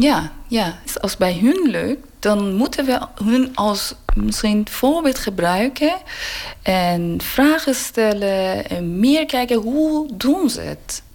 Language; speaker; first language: Dutch; non-native, learner; Persian